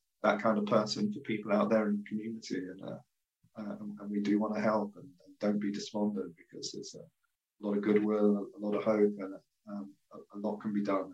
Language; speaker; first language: English; native; English